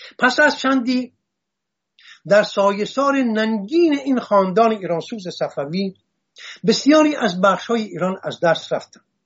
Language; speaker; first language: Persian; non-native, local second language; Assyrian Neo-Aramaic